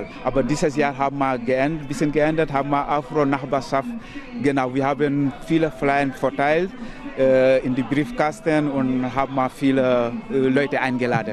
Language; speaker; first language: German; non-native, learner; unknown